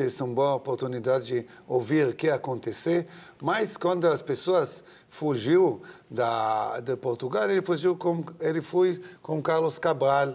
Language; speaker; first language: Portuguese; non-native, learner; Hebrew